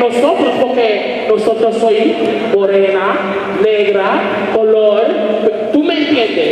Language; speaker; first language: Spanish; non-native, learner; English